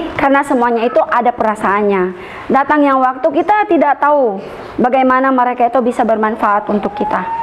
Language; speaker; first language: Indonesian; non-native, fluent; Filipino